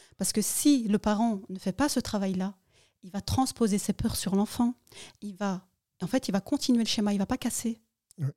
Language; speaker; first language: French; early bilingual, other home language; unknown